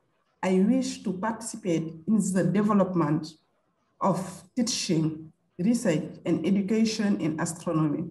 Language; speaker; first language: English; non-native, fluent; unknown